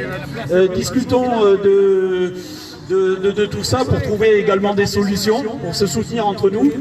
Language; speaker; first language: French; native; French